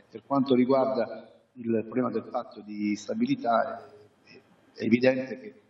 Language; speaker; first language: Italian; native; Italian